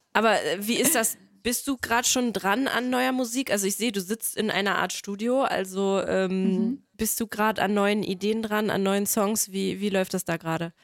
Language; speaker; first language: German; native; German